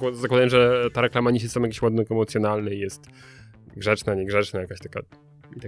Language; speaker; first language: Polish; native; Polish